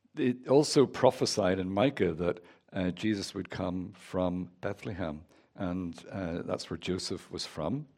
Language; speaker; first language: English; native; English